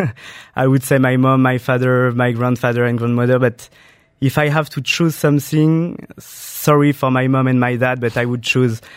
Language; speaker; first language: English; non-native, fluent; French